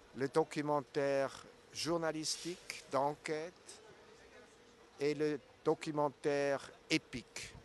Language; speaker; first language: French; non-native, local second language; German